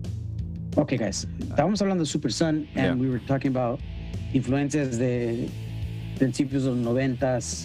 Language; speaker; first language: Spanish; early bilingual, heritage; Spanish